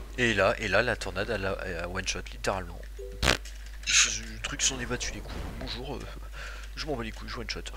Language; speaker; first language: French; native; French